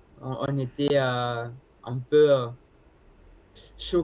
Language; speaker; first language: French; non-native, learner; Spanish